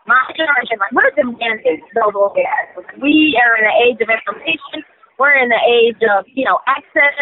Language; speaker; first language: English; native; English